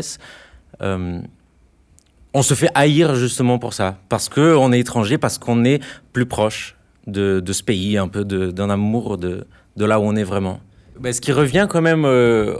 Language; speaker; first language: French; non-native, fluent; Portuguese